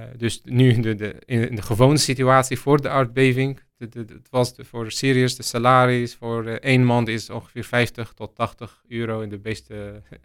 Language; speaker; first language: Dutch; non-native, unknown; Arabic